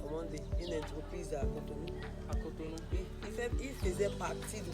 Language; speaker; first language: French; non-native, fluent; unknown